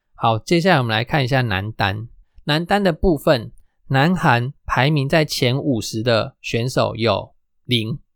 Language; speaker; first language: Chinese; non-native, local second language; Min Nan Chinese